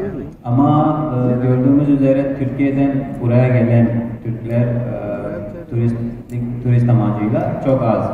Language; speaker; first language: Turkish; non-native, fluent; Urdu